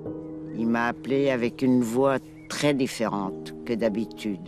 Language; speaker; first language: French; non-native, learner; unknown